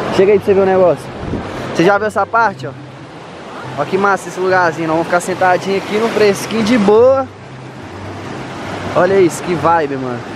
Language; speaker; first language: Portuguese; native; Portuguese